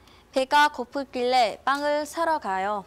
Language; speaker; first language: Korean; non-native, fluent; Vietnamese